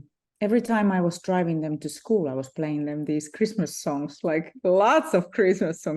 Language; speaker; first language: English; non-native, fluent; Finnish